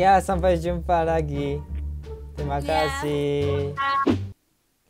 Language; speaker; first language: Indonesian; non-native, learner; Japanese